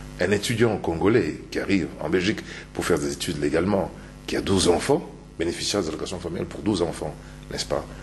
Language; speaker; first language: French; non-native, local second language; Luba-Lulua